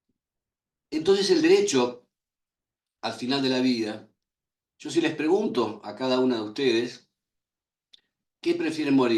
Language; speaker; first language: Spanish; native; Spanish